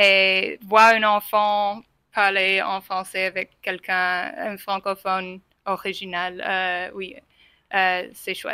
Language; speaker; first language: French; non-native, fluent; English